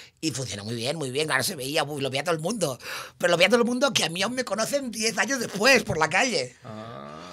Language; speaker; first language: Spanish; native; Spanish